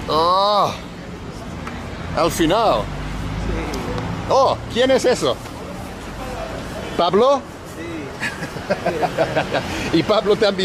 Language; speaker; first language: Spanish; non-native, learner; English